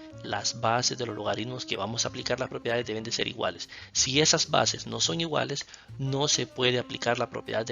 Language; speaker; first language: Spanish; native; Spanish